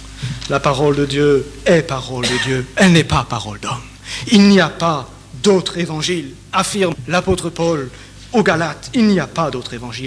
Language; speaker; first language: French; native; French